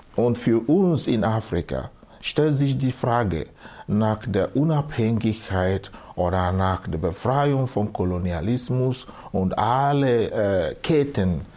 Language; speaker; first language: German; non-native, fluent; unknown